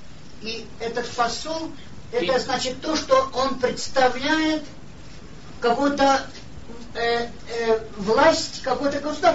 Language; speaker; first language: Polish; non-native, learner; Russian